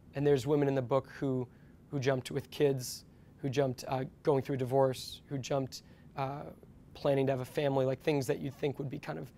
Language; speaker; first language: English; native; English